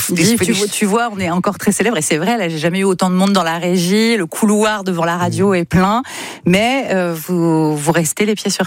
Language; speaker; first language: French; native; French